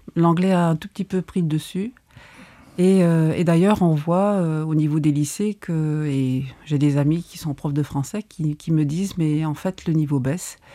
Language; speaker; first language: French; native; French